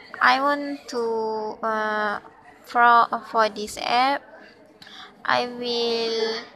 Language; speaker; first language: English; non-native, learner; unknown